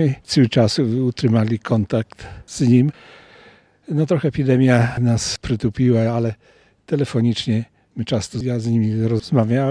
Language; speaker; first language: Polish; non-native, local second language; Ukrainian